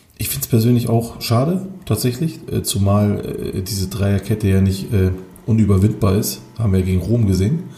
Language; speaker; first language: German; early bilingual, other home language; Turkish